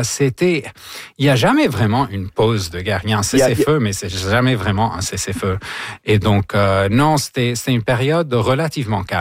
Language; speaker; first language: French; non-native, local second language; Arabic